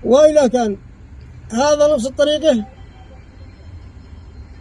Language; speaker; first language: Arabic; native; Arabic